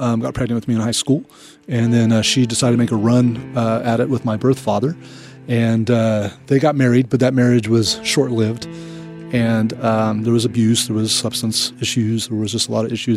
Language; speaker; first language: English; native; English